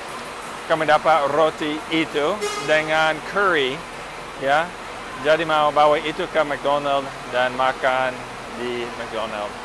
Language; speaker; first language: Indonesian; non-native, fluent; English